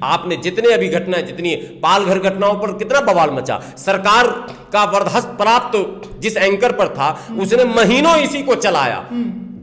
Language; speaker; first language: Hindi; native; Hindi